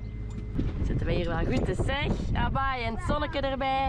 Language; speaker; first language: Dutch; native; Dutch